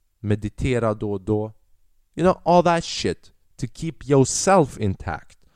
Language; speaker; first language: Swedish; early bilingual, other home language; Albanian